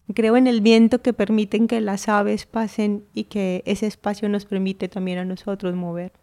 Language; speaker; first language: Spanish; native; Spanish